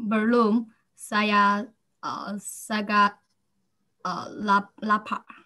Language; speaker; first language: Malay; non-native, learner; Chinese